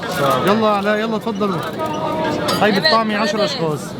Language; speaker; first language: Arabic; native; Arabic